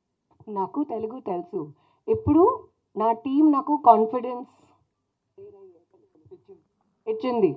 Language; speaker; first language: Telugu; non-native, fluent; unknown